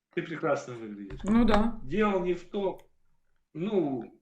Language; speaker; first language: Russian; native; Russian